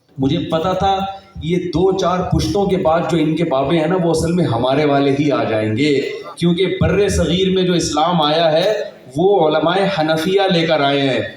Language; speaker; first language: Urdu; native; Urdu